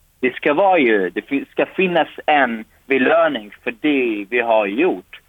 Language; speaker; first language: Swedish; non-native, fluent; Arabic